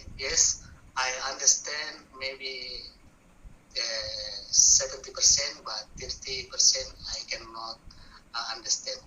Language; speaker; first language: English; non-native, learner; Indonesian